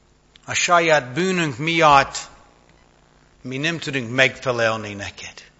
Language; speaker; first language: Hungarian; non-native, fluent; English